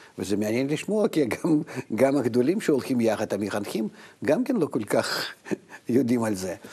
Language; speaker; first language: Hebrew; non-native, fluent; Russian